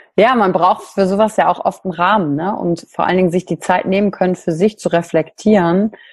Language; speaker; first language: German; native; German